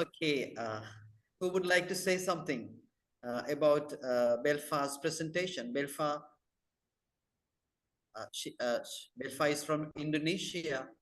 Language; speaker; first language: English; non-native, local second language; Sinhala